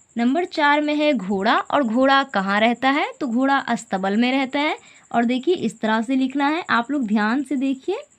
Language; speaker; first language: Hindi; native; Hindi